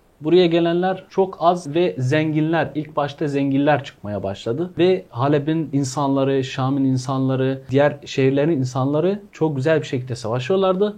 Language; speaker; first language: Turkish; non-native, fluent; Arabic